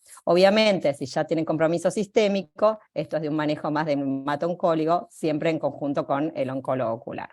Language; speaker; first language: Spanish; native; Spanish